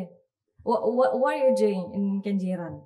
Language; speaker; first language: English; non-native, fluent; Indonesian